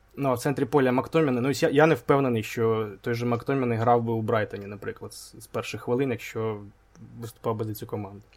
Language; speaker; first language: Ukrainian; native; Ukrainian